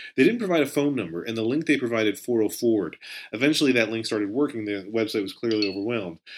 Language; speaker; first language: English; native; English